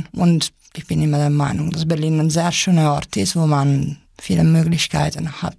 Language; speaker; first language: German; non-native, fluent; Italian